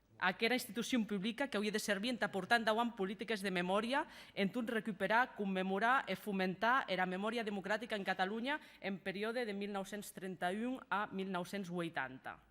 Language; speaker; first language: Occitan; native; Occitan